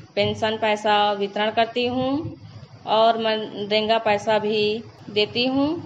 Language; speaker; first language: Hindi; native; Hindi